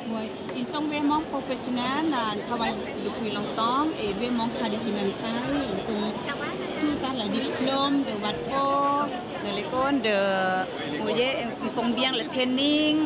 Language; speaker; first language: French; non-native, learner; Thai